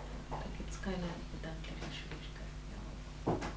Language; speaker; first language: German; non-native, fluent; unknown